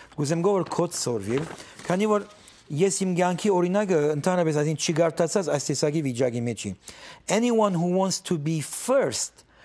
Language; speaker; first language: Armenian; early bilingual, heritage; Armenian